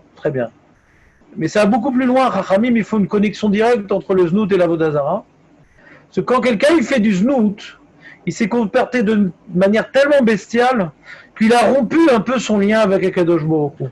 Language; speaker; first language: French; native; French